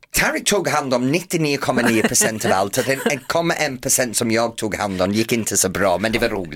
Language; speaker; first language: Swedish; non-native, fluent; English